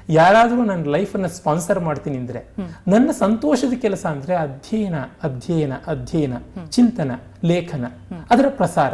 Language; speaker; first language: Kannada; non-native, local second language; Tamil